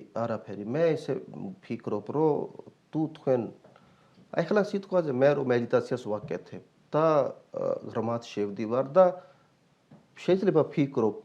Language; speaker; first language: Georgian; non-native, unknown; Hindi